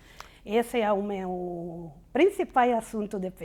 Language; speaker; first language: Portuguese; non-native, fluent; Italian